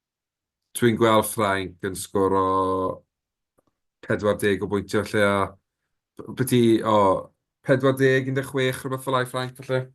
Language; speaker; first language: Welsh; native; Welsh